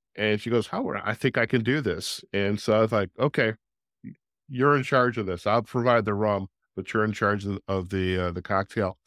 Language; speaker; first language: English; native; English